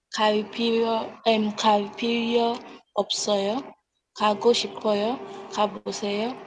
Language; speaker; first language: Korean; non-native, learner; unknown